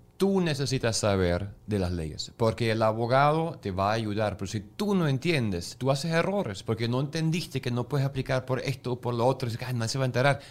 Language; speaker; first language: Spanish; native; Spanish